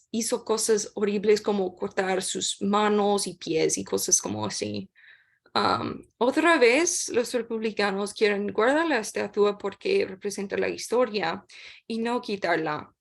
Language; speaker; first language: Spanish; non-native, learner; English